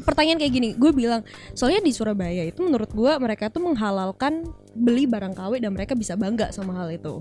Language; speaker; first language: Indonesian; native; Indonesian